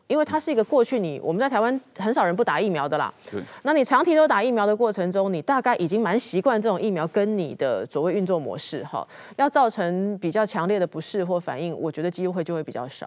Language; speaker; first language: Chinese; native; Chinese